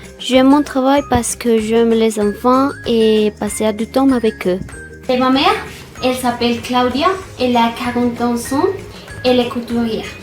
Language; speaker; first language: French; non-native, fluent; Spanish